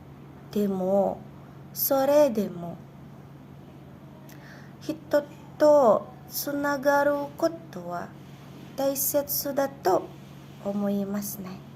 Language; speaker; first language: Japanese; non-native, learner; Indonesian